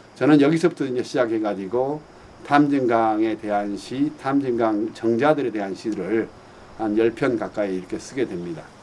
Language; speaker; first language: Korean; native; Korean